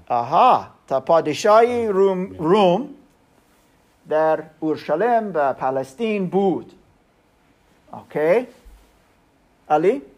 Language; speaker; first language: Persian; non-native, learner; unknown